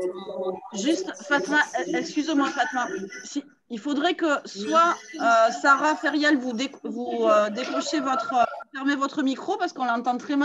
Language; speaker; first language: French; native; French